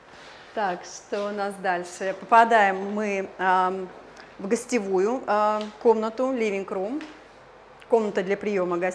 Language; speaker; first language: Russian; native; Russian